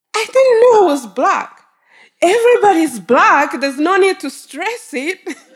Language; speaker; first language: English; non-native, local second language; Kinyarwanda